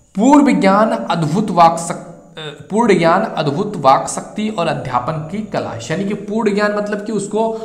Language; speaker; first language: Hindi; native; Hindi